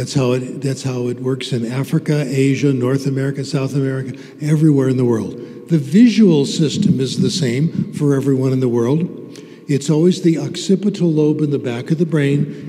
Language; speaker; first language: English; native; English